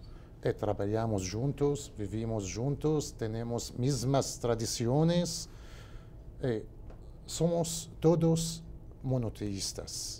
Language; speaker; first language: Portuguese; non-native, learner; Spanish